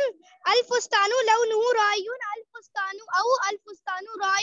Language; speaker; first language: Arabic; non-native, learner; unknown